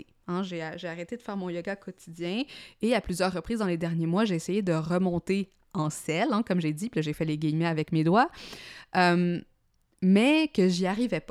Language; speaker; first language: French; native; French